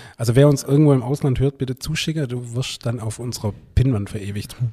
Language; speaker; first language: German; native; German